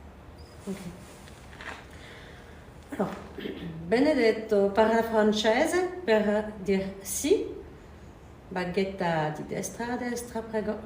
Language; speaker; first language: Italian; non-native, learner; French